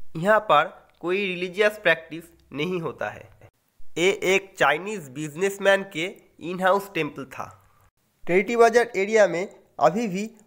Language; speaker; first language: Hindi; non-native, local second language; Bangla